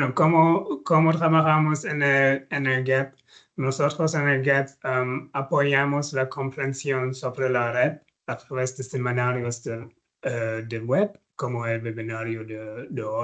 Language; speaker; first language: Spanish; non-native, fluent; German